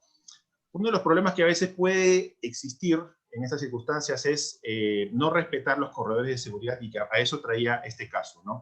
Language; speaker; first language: Spanish; native; Spanish